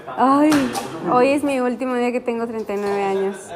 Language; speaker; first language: Spanish; early bilingual, heritage; Spanish